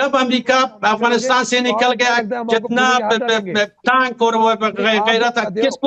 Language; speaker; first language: Hindi; non-native, fluent; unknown